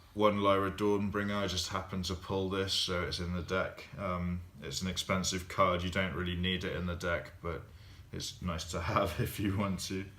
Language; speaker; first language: English; native; English